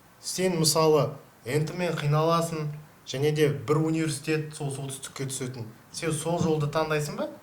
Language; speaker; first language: Kazakh; native; Kazakh